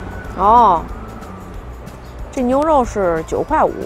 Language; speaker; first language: Chinese; native; Chinese